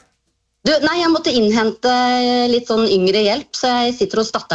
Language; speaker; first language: Norwegian; native; Norwegian